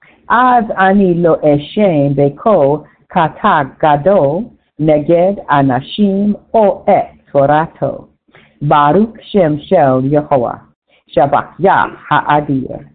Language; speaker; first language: Hebrew; non-native, learner; English